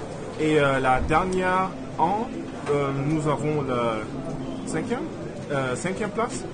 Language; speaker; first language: French; non-native, learner; German